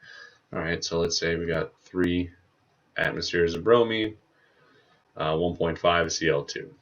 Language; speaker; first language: English; native; English